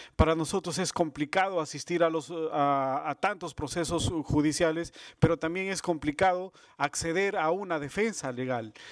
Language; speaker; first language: Spanish; native; Spanish